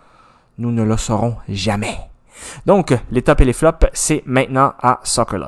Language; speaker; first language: French; native; French